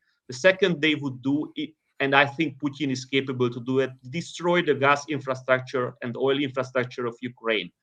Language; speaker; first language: English; non-native, fluent; Hungarian